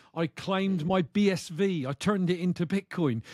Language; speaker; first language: English; native; English